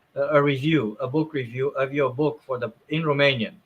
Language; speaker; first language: English; non-native, fluent; Romanian